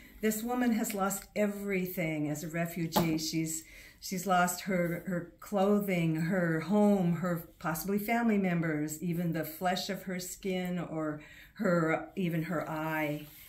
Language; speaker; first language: English; native; English